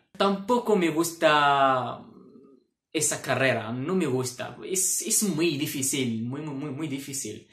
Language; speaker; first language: Spanish; non-native, fluent; Arabic